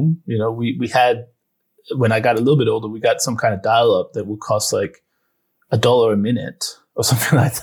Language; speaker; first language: English; non-native, fluent; Danish